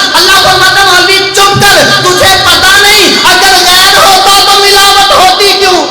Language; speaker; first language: Urdu; non-native, local second language; Punjabi